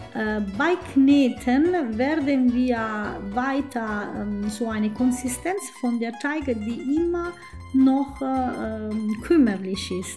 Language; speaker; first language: German; non-native, fluent; Italian